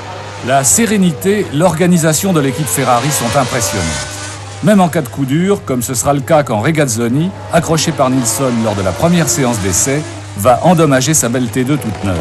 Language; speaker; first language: French; native; French